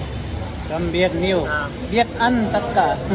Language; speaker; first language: Vietnamese; non-native, learner; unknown